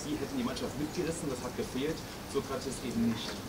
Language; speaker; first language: German; native; German